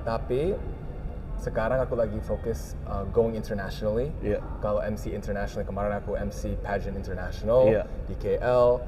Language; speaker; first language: Indonesian; early bilingual, heritage; English